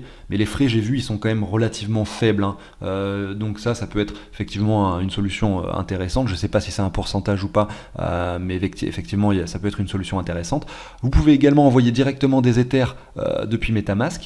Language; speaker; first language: French; native; French